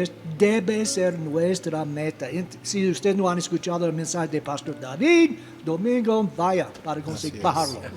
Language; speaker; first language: Spanish; non-native, fluent; English